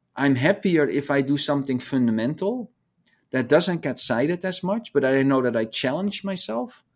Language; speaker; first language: English; non-native, fluent; Dutch